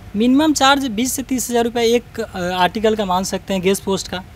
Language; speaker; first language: Hindi; native; Hindi